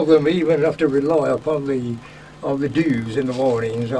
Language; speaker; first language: English; native; English